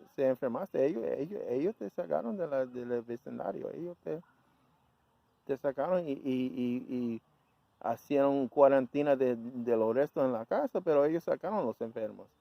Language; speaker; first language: Spanish; early bilingual, heritage; Spanish